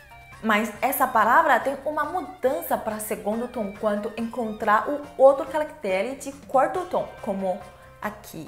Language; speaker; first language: Portuguese; non-native, fluent; Chinese